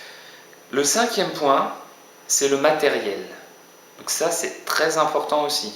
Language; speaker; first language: French; native; French